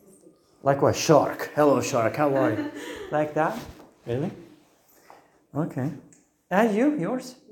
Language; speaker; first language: English; non-native, fluent; Turkish